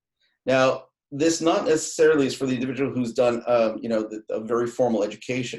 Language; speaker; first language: English; native; English